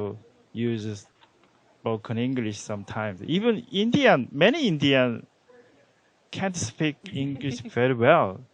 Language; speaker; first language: English; non-native, learner; Korean